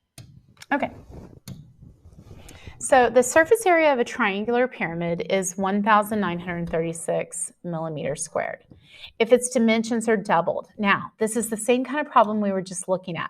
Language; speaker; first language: English; native; English